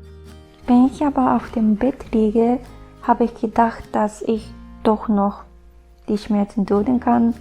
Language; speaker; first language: German; non-native, fluent; Japanese